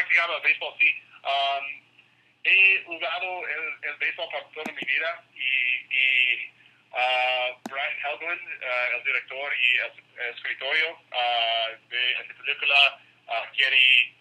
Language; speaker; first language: Spanish; non-native, learner; English